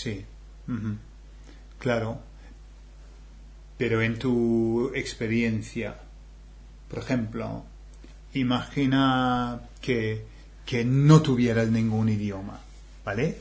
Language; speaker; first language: Spanish; non-native, fluent; English